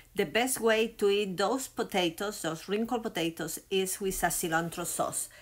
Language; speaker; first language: English; non-native, fluent; Spanish